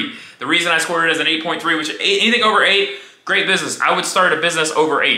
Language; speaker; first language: English; native; English